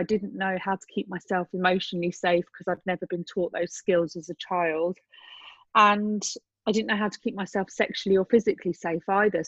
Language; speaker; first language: English; native; English